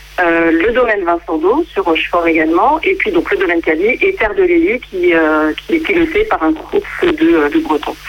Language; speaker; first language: French; native; French